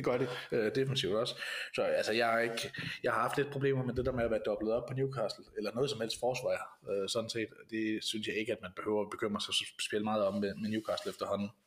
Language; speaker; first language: Danish; native; Danish